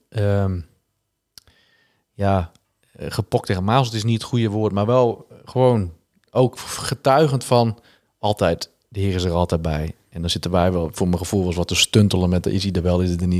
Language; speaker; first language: Dutch; native; Dutch